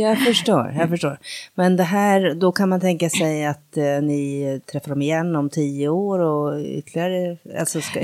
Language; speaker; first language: Swedish; native; Swedish